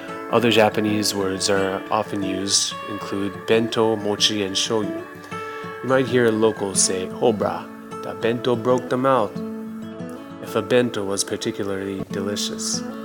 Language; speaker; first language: English; non-native, fluent; Japanese